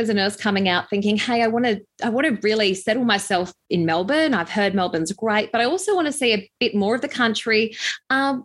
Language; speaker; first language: English; native; English